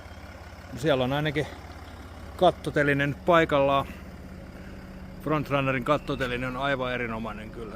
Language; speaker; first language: Finnish; native; Finnish